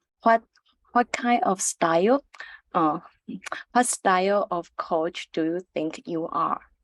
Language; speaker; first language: English; non-native, learner; Chinese